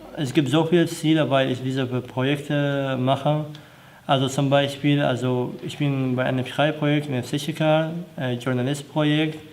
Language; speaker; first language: German; non-native, learner; Arabic